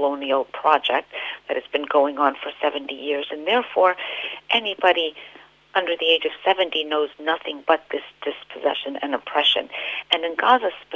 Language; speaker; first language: English; native; English